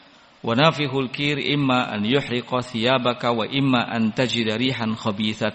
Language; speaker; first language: Arabic; non-native, fluent; Indonesian